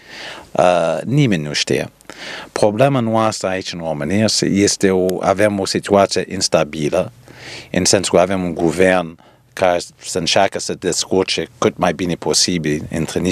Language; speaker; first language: Romanian; early bilingual, heritage; Romanian